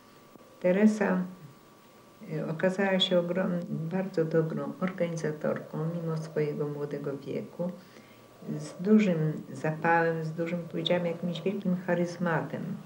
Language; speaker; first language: Polish; native; Polish